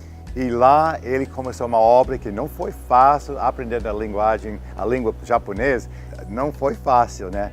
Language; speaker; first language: Portuguese; non-native, learner; English